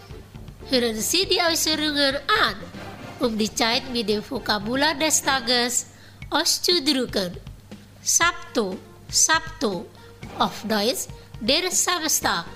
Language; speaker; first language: German; non-native, fluent; Indonesian